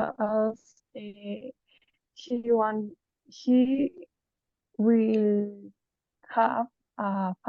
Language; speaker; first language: English; non-native, learner; Spanish